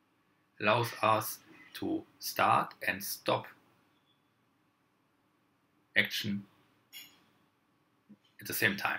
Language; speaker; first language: English; non-native, fluent; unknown